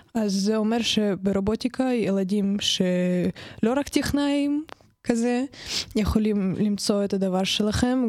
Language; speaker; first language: Hebrew; non-native, fluent; Russian